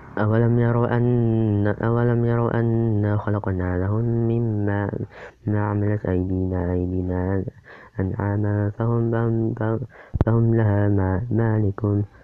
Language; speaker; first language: Arabic; non-native, learner; Indonesian